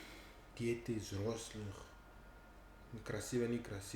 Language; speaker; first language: Russian; non-native, learner; English